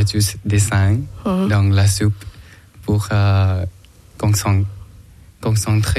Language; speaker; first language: French; non-native, learner; Thai